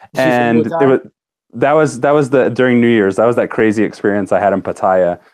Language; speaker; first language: English; native; English